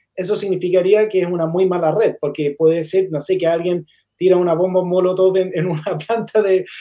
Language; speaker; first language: Spanish; non-native, fluent; English